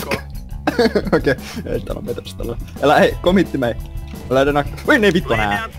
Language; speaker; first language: Swedish; non-native, local second language; Finnish